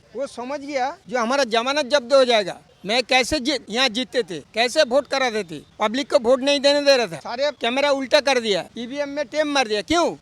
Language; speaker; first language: Hindi; non-native, local second language; Bangla